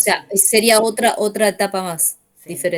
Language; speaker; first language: Spanish; native; Spanish